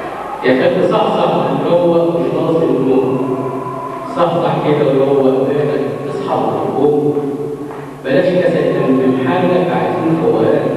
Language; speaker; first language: Arabic; native; Arabic